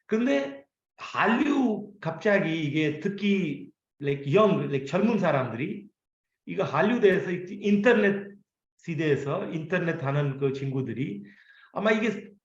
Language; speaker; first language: Korean; non-native, fluent; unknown